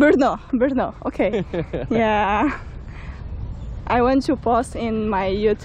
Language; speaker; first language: English; non-native, learner; Portuguese